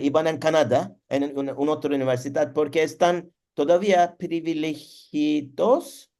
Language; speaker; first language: Spanish; non-native, learner; Turkish